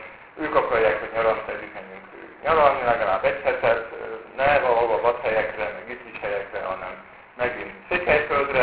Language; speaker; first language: Hungarian; native; Hungarian